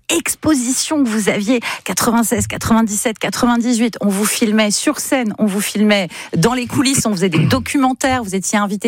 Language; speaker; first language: French; native; French